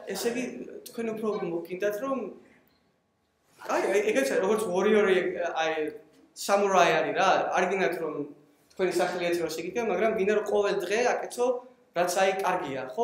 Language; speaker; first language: Georgian; early bilingual, heritage; Georgian